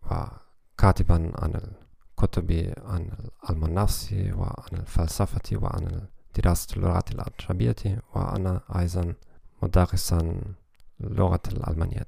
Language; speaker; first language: Arabic; non-native, learner; German